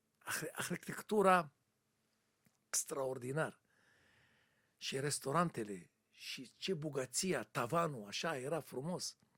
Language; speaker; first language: Romanian; non-native, learner; Hebrew